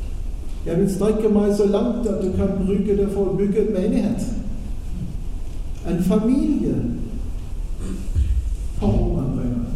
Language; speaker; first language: Norwegian; non-native, fluent; German